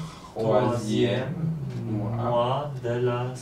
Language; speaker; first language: French; non-native, learner; Polish